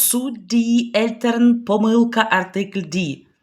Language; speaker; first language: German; non-native, fluent; Ukrainian